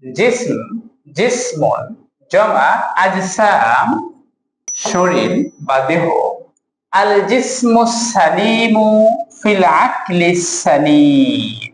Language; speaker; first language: Bangla; native; Bangla